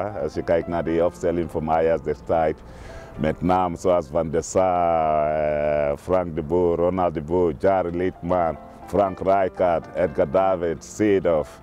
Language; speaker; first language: Dutch; non-native, fluent; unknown